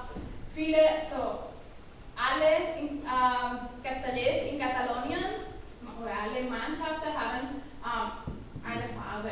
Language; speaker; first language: German; non-native, learner; Catalan